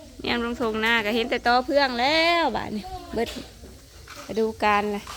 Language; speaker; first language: Thai; non-native, local second language; Northeastern Thai